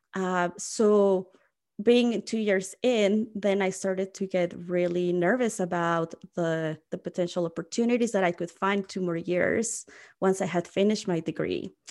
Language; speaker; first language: English; non-native, fluent; Spanish